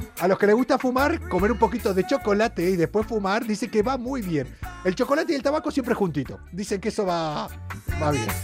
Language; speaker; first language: Spanish; native; Spanish